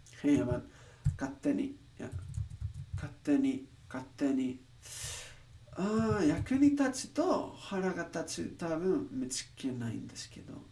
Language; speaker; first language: Japanese; non-native, learner; English